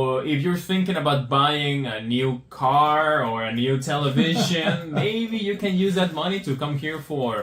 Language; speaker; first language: English; non-native, fluent; Spanish